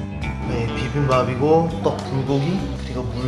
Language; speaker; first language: Korean; non-native, fluent; English